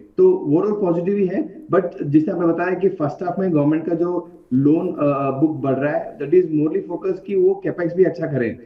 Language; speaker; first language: Hindi; non-native, local second language; Kannada